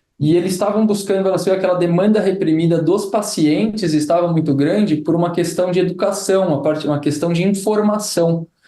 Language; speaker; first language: Portuguese; native; Portuguese